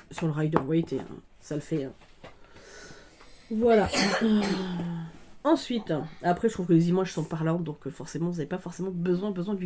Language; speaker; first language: French; native; French